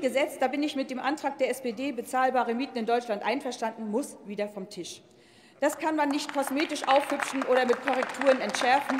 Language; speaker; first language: German; native; German